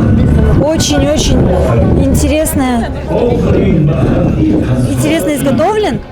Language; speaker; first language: Russian; native; Russian